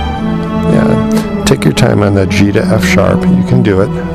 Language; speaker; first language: English; native; English